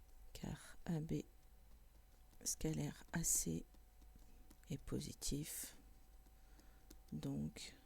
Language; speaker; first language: French; native; French